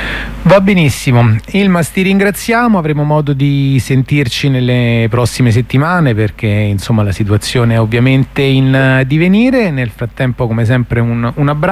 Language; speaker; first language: Italian; native; Italian